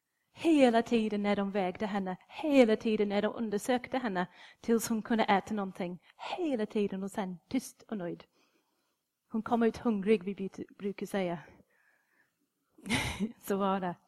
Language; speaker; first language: Swedish; non-native, fluent; English